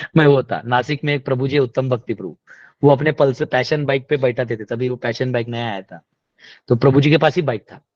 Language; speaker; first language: Hindi; non-native, local second language; Marathi